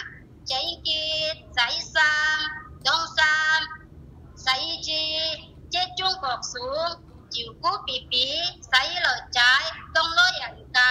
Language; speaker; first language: Chinese; non-native, learner; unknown